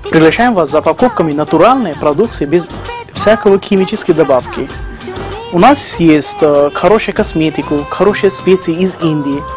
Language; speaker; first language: Russian; non-native, learner; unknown